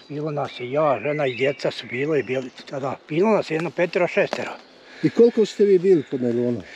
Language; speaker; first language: Bosnian; native; Bosnian